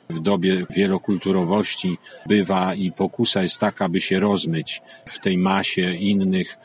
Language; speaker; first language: Polish; native; Polish